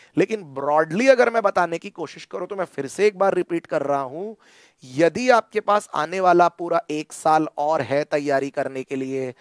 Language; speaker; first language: Hindi; non-native, local second language; Marathi